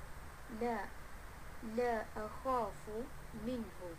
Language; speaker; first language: Arabic; non-native, learner; Malay